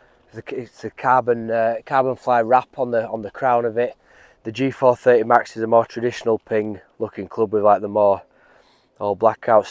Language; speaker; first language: English; native; English